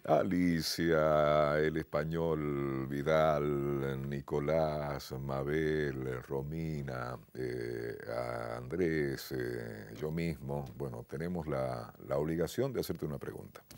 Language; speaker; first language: Spanish; native; Spanish